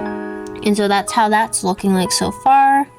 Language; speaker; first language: English; native; English